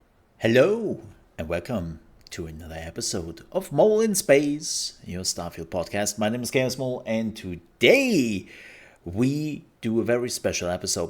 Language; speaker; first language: English; non-native, fluent; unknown